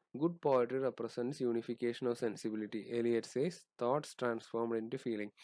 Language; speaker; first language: English; non-native, local second language; Malayalam